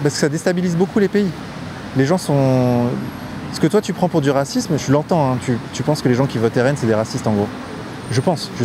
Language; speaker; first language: French; native; French